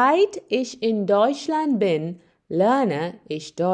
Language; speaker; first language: German; non-native, learner; Malayalam